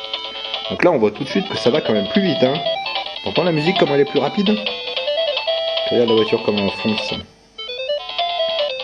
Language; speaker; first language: French; native; French